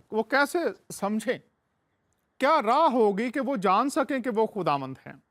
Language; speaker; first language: Urdu; native; Urdu